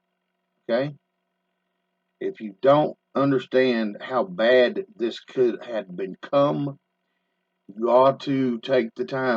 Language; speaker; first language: English; native; English